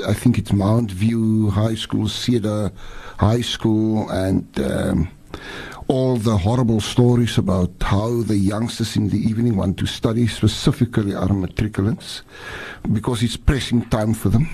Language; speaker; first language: English; non-native, local second language; Afrikaans